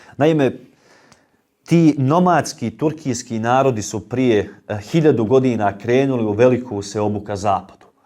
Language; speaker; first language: Bosnian; native; Bosnian